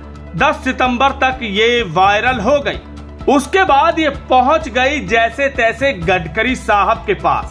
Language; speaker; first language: Hindi; native; Hindi